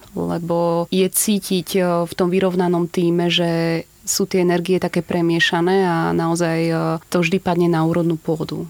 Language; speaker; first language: Slovak; native; Slovak